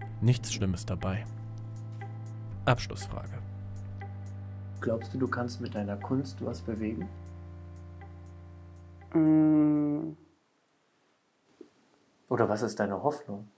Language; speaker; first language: German; native; German